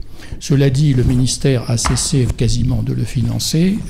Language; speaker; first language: French; native; French